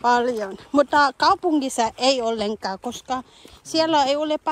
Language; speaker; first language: Finnish; non-native, learner; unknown